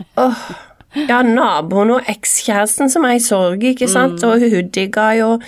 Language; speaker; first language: Norwegian; native; Norwegian